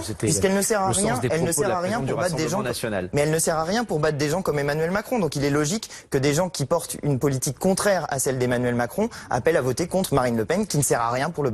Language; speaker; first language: French; native; French